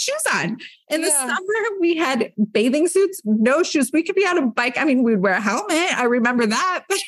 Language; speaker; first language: English; native; English